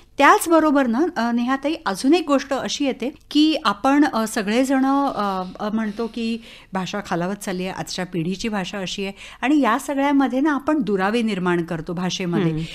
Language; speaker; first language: Marathi; native; Marathi